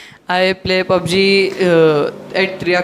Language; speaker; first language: English; non-native, learner; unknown